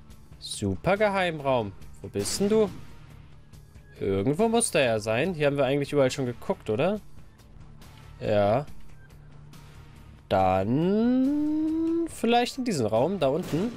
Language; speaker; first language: German; native; German